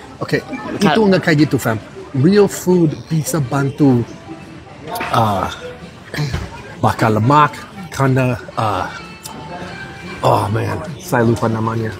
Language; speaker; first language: Indonesian; non-native, fluent; English